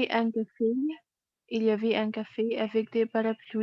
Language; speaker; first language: French; non-native, learner; Arabic